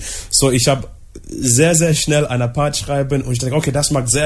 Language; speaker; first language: German; non-native, learner; English